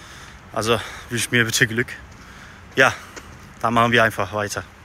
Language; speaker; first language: German; non-native, fluent; Turkish